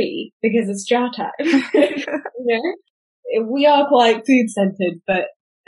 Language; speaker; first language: English; native; English